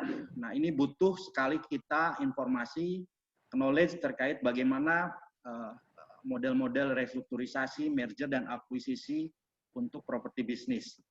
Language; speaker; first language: Indonesian; native; Indonesian